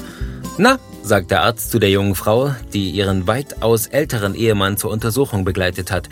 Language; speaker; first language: German; native; German